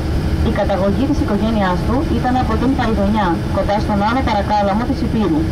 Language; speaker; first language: Greek; native; Greek